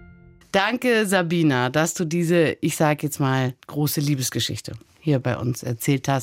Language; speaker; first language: German; native; German